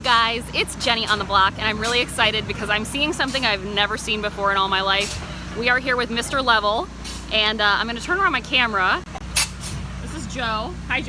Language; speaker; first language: English; native; English